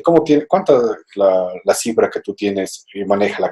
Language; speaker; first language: Spanish; native; Spanish